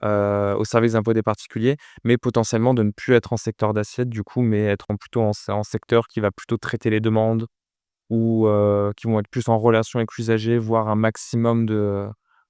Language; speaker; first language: French; native; French